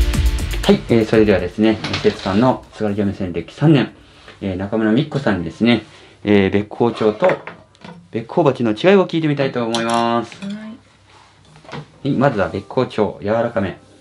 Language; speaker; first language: Japanese; native; Japanese